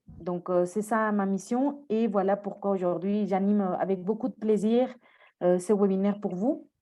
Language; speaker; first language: French; non-native, fluent; Spanish